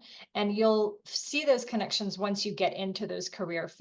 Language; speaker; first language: English; native; English